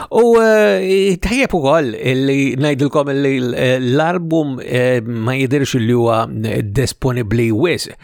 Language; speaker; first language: Maltese; native; Maltese